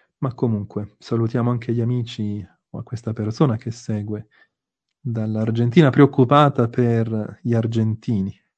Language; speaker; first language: Italian; native; Italian